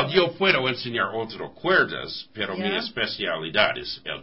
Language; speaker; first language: Spanish; non-native, learner; English